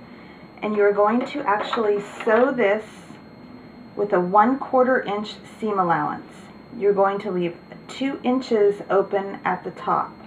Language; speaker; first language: English; native; English